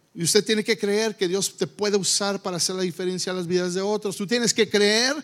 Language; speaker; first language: Spanish; early bilingual, heritage; Spanish